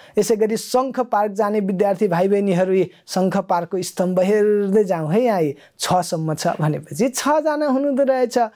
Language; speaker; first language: Nepali; native; Nepali